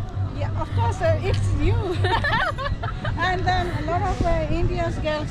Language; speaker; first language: English; non-native, learner; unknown